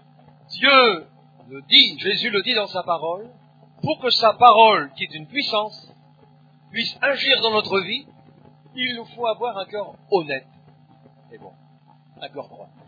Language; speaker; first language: French; native; French